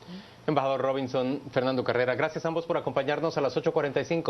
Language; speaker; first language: Spanish; native; Spanish